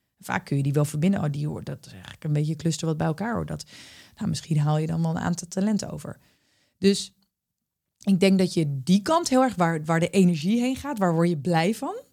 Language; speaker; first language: Dutch; native; Dutch